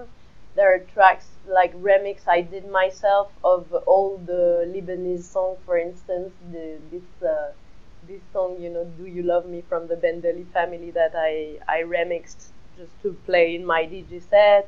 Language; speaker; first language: English; non-native, fluent; French